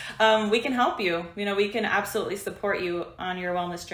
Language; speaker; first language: English; native; English